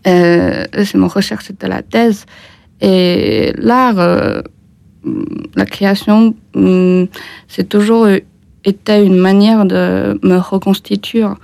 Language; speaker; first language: French; non-native, fluent; Chinese